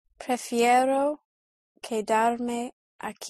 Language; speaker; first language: Spanish; non-native, learner; English